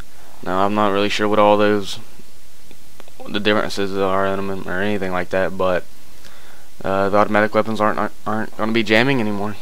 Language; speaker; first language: English; native; English